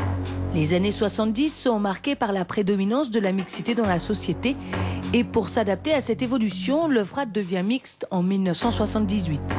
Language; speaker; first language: French; native; French